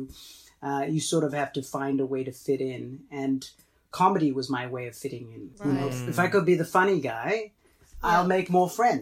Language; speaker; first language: English; non-native, fluent; Tamil